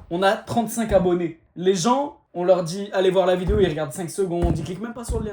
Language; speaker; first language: French; native; French